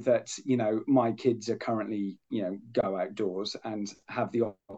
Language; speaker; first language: English; native; English